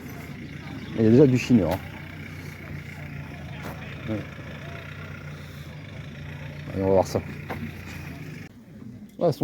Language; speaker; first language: French; native; French